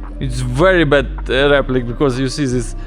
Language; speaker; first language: English; non-native, learner; Ukrainian